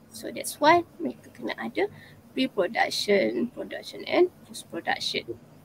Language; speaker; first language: English; non-native, local second language; Malay